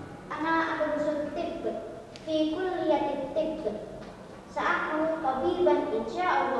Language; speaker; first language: Arabic; non-native, learner; Indonesian